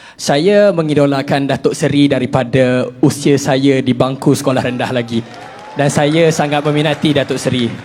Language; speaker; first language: Malay; native; Malay